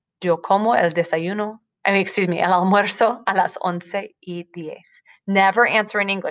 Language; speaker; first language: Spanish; non-native, fluent; English